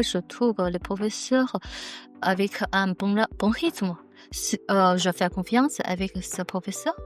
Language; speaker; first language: French; non-native, learner; Chinese